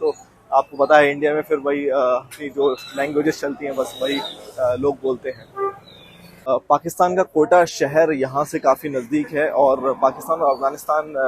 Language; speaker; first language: Hindi; native; Hindi